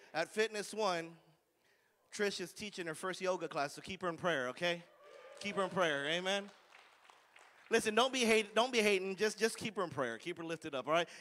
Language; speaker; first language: English; native; English